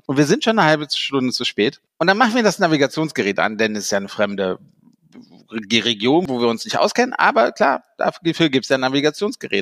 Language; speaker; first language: German; native; German